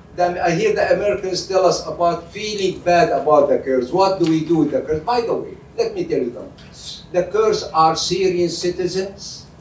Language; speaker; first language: English; non-native, fluent; Arabic